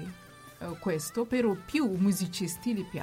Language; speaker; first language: Italian; non-native, learner; Amharic